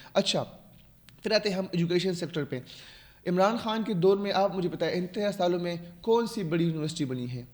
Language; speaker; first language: Urdu; non-native, local second language; Pashto